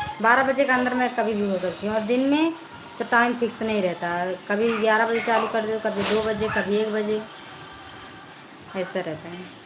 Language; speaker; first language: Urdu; non-native, local second language; Awadhi